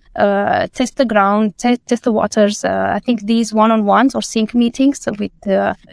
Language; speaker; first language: English; non-native, fluent; Romanian